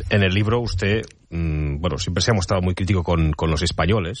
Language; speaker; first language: Spanish; non-native, local second language; Catalan